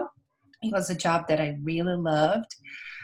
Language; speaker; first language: English; non-native, fluent; Portuguese